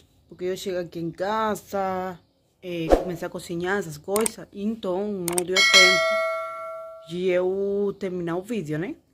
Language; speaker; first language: Portuguese; non-native, fluent; Spanish